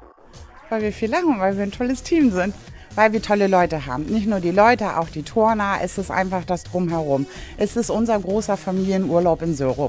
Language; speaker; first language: German; native; German